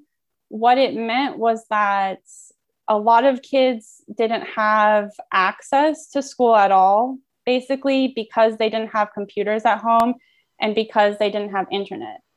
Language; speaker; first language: English; native; English